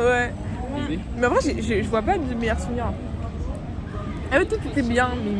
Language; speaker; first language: French; native; French